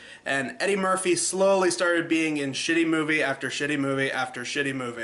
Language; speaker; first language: English; native; English